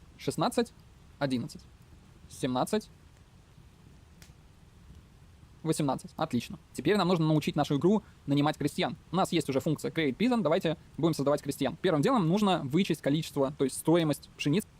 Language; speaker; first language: Russian; native; Russian